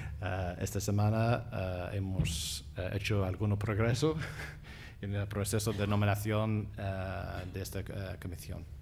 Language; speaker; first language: Spanish; non-native, fluent; English